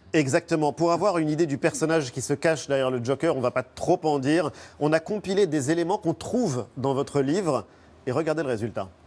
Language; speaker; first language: French; native; French